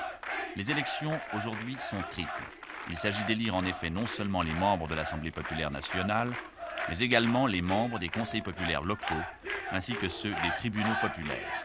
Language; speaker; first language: French; native; French